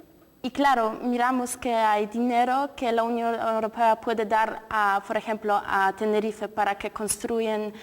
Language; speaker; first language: Spanish; non-native, fluent; Polish